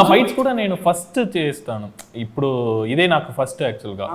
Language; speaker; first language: Telugu; non-native, learner; Tamil